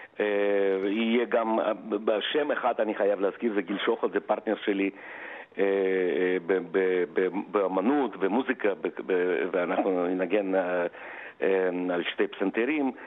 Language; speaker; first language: Hebrew; non-native, fluent; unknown